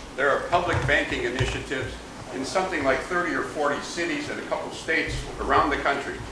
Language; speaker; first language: English; native; English